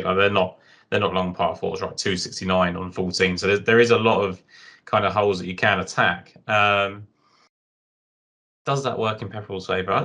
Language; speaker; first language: English; native; English